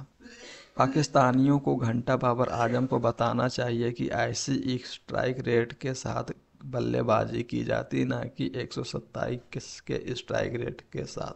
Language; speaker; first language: Hindi; native; Hindi